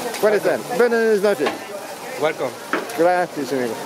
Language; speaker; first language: Spanish; non-native, learner; English